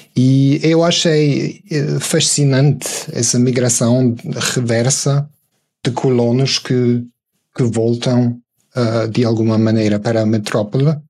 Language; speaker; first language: Portuguese; non-native, fluent; German